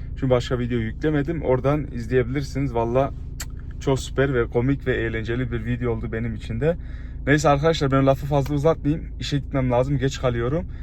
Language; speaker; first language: Turkish; early bilingual, heritage; Turkish